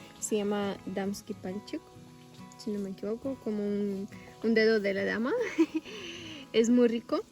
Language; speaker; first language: Spanish; non-native, local second language; Russian